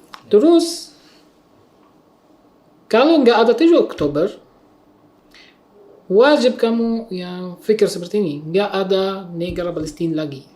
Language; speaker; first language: Indonesian; non-native, learner; Arabic